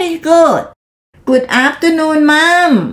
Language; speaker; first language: English; non-native, learner; Thai